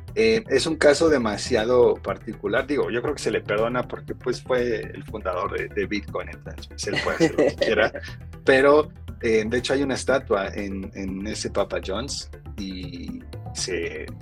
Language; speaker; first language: Spanish; early bilingual, heritage; Spanish